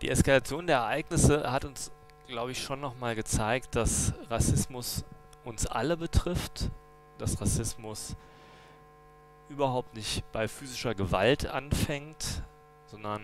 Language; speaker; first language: German; native; German